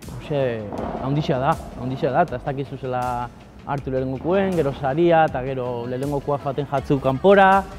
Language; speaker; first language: Basque; native; Basque